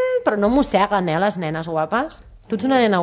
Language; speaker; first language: Catalan; native; Catalan